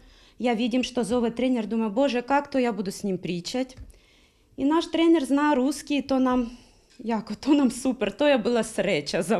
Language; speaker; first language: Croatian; non-native, learner; Ukrainian